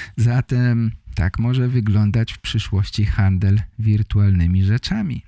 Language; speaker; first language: Polish; native; Polish